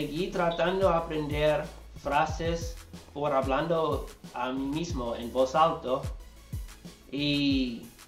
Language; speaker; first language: Spanish; non-native, learner; English